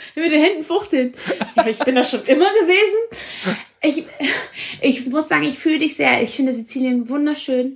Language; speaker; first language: German; early bilingual, other home language; Italian